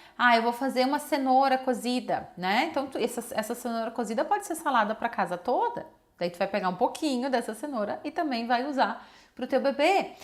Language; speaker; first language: Portuguese; native; Portuguese